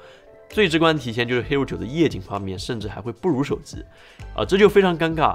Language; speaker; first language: Chinese; native; Chinese